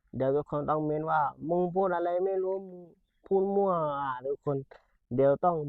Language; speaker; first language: Thai; non-native, local second language; Pattani Malay